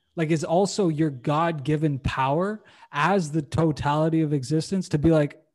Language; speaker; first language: English; native; English